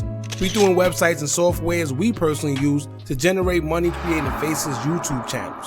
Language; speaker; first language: English; native; English